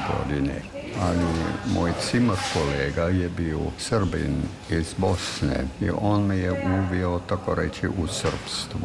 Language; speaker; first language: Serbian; non-native, fluent; German